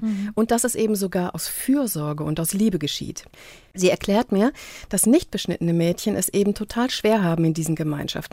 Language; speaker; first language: German; native; German